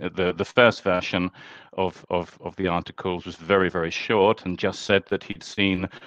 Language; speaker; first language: English; native; English